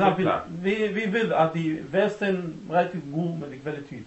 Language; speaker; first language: Danish; non-native, learner; Arabic